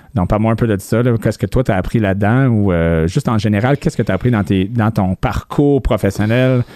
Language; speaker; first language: French; non-native, fluent; English